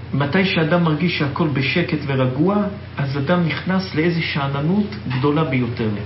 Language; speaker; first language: Hebrew; native; Hebrew